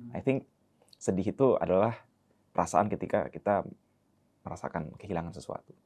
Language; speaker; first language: Indonesian; early bilingual, heritage; Indonesian